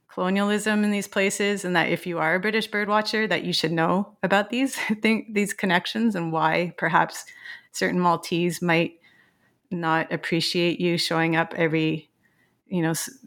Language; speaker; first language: English; native; English